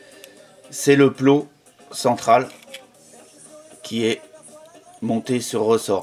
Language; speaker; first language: French; native; French